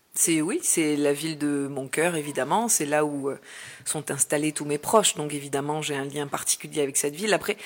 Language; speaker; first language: French; native; French